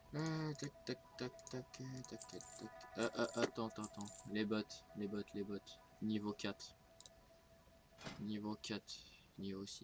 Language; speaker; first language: French; native; French